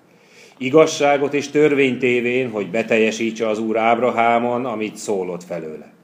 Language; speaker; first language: Hungarian; native; Hungarian